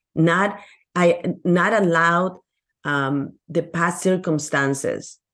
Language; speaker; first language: English; non-native, fluent; Spanish